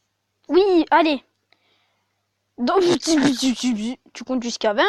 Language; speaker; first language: French; native; French